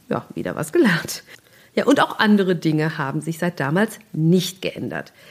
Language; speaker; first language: German; native; German